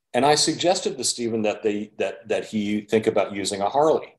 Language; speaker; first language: English; native; English